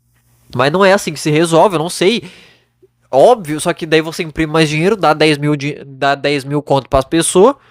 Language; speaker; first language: Portuguese; native; Portuguese